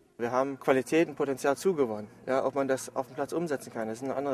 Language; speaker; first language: German; non-native, fluent; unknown